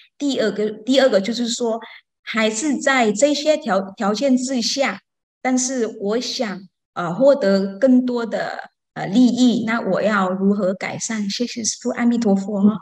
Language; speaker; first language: Chinese; non-native, fluent; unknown